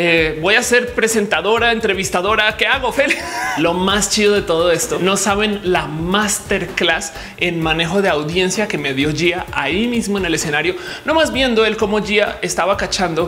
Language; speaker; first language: Spanish; native; Spanish